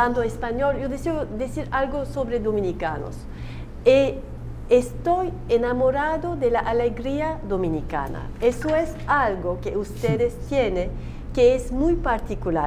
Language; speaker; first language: Spanish; non-native, learner; Turkish